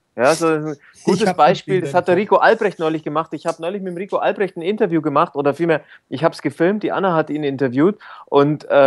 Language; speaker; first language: German; native; German